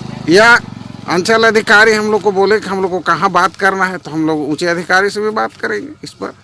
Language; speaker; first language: Hindi; native; Hindi